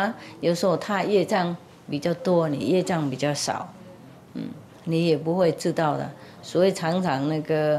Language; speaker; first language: Chinese; non-native, fluent; Vietnamese